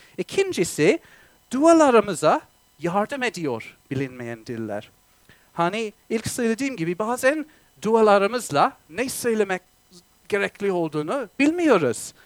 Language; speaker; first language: Turkish; non-native, fluent; English